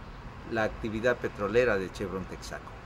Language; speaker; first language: Spanish; non-native, local second language; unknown